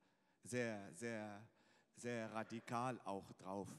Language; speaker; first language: German; non-native, fluent; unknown